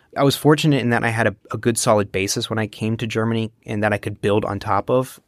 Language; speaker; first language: English; native; English